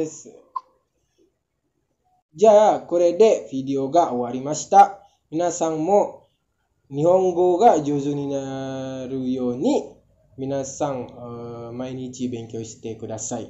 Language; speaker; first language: Japanese; non-native, learner; Indonesian